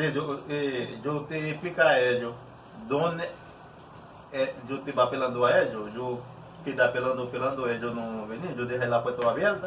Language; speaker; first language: Spanish; non-native, learner; Haitian Creole